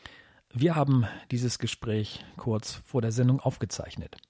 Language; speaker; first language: German; native; German